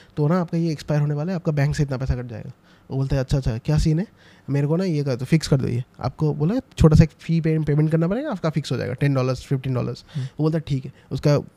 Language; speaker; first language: Hindi; non-native, local second language; Assamese